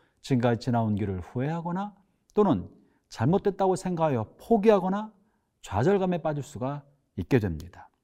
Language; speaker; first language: Korean; native; Korean